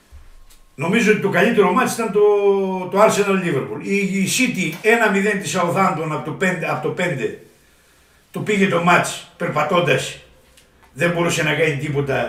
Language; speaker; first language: Greek; native; Greek